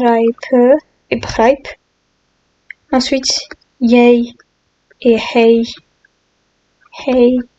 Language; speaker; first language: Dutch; non-native, learner; French